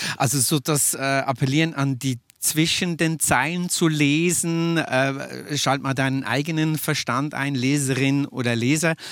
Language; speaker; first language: German; native; German